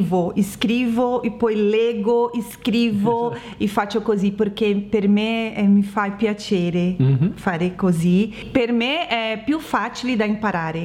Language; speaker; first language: Italian; non-native, learner; Portuguese